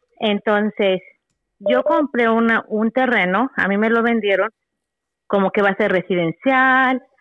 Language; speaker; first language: Spanish; native; Spanish